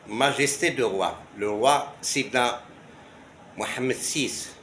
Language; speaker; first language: French; non-native, local second language; Arabic